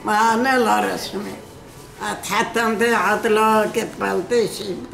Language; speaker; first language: Hebrew; non-native, learner; Arabic